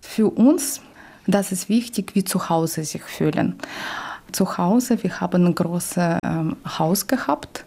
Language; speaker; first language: German; non-native, learner; Ukrainian